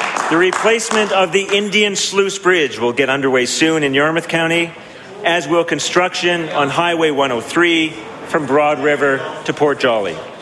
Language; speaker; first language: English; native; English